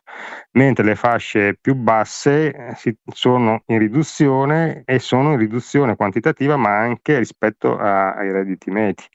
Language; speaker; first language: Italian; native; Italian